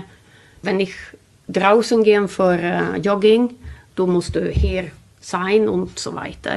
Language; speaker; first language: German; non-native, learner; Swedish